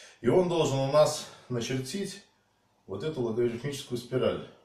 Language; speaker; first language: Russian; native; Russian